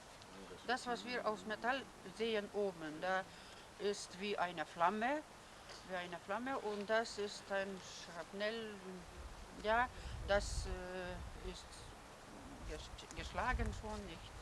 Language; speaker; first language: German; non-native, fluent; Lithuanian